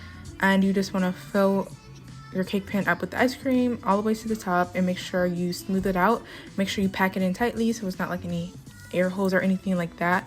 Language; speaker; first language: English; native; English